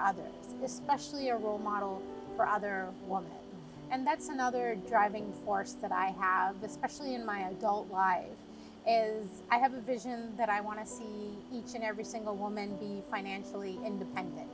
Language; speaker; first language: English; native; English